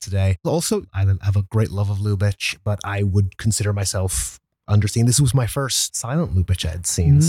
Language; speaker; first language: English; native; English